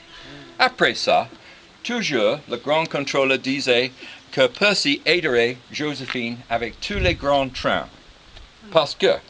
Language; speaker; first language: French; non-native, learner; English